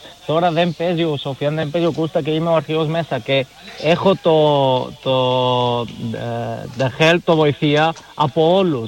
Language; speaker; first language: Greek; non-native, learner; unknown